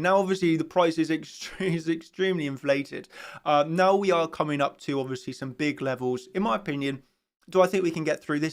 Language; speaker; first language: English; native; English